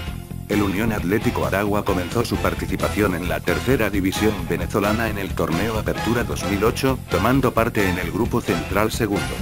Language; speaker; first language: Spanish; native; Spanish